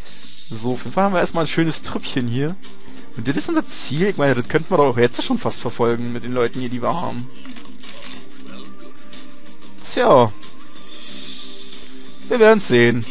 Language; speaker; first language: German; native; German